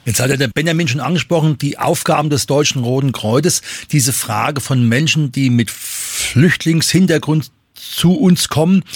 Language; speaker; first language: German; native; German